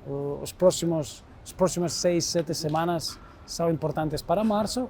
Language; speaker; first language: Portuguese; non-native, fluent; Spanish